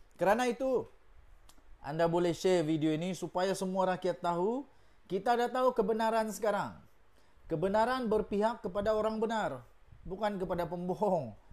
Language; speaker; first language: Malay; native; Malay